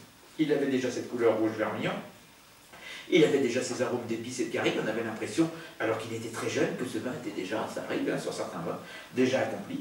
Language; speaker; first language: French; native; French